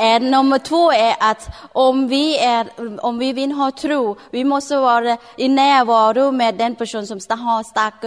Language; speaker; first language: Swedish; non-native, learner; Thai